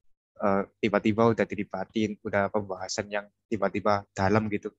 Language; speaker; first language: Indonesian; native; Indonesian